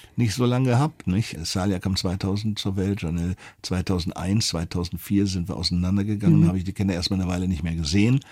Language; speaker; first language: German; native; German